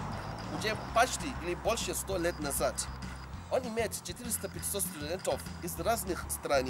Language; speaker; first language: Russian; non-native, learner; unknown